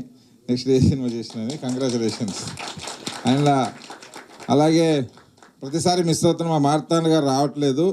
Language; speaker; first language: Telugu; native; Telugu